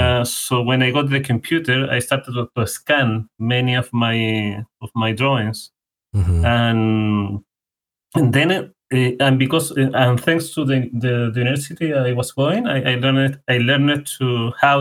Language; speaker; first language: English; non-native, fluent; Spanish